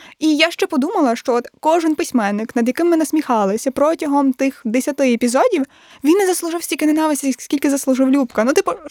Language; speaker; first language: Ukrainian; native; Ukrainian